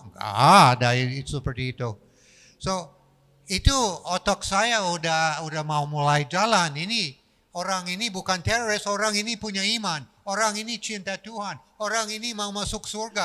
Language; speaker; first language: Indonesian; non-native, fluent; English